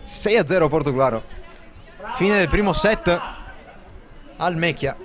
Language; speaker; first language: Italian; native; Italian